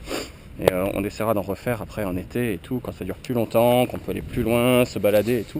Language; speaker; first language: French; native; French